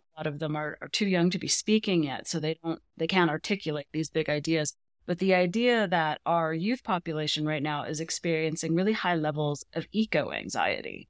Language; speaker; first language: English; native; English